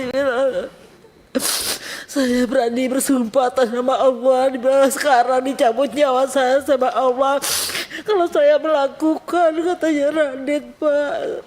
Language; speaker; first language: Indonesian; non-native, local second language; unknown